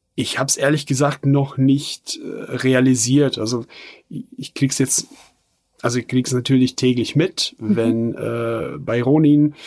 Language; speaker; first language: German; non-native, fluent; Bosnian